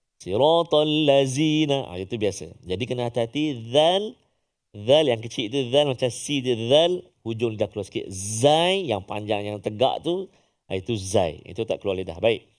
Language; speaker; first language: Malay; native; Malay